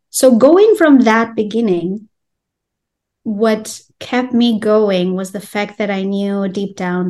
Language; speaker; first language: English; non-native, fluent; Albanian